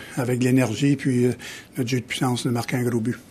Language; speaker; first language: French; native; French